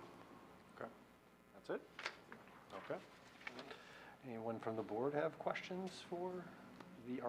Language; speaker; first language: English; native; English